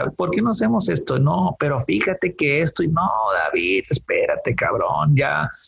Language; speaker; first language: Spanish; native; Spanish